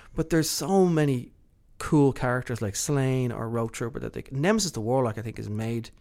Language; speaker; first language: English; native; English